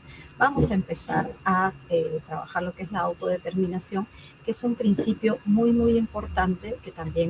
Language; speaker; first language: Spanish; native; Spanish